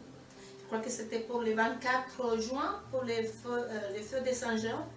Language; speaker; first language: French; non-native, fluent; Spanish